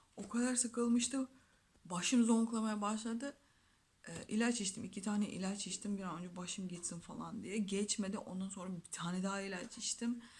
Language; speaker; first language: Turkish; non-native, fluent; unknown